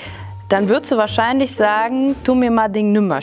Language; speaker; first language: German; native; German